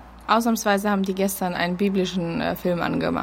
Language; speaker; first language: German; early bilingual, heritage; German